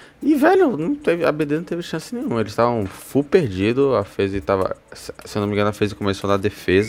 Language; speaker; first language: Portuguese; native; Portuguese